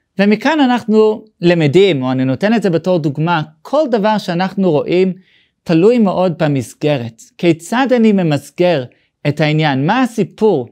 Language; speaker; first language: Hebrew; non-native, fluent; English